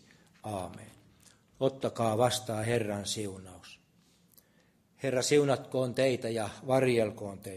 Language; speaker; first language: Finnish; native; Finnish